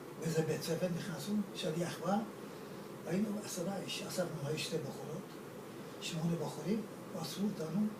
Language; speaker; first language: Hebrew; non-native, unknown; Persian